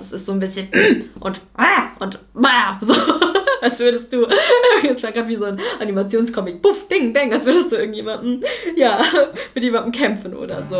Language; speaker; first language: German; native; German